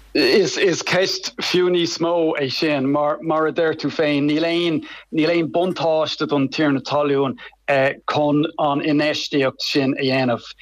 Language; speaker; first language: Irish; non-native, local second language; English